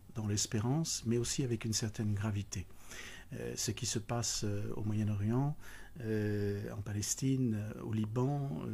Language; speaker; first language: French; native; French